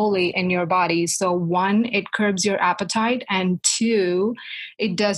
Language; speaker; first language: English; non-native, local second language; Tamil